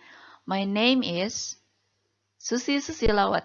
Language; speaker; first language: English; non-native, fluent; Indonesian